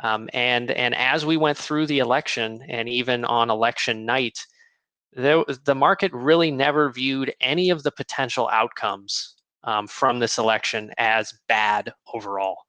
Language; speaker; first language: English; native; English